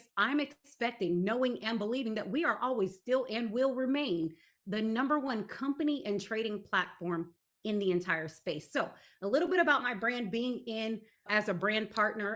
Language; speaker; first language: English; native; English